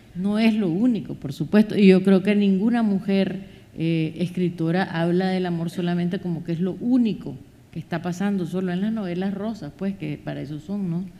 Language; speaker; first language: Spanish; native; Spanish